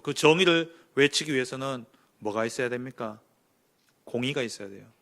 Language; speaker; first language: Korean; native; Korean